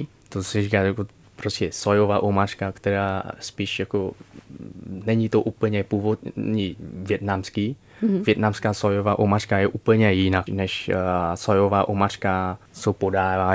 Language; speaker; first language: Czech; non-native, fluent; Vietnamese